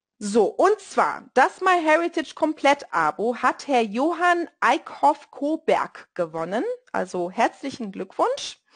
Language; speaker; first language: German; non-native, fluent; Portuguese